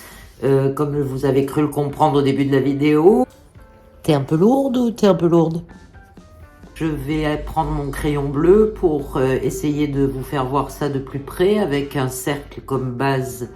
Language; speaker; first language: French; native; French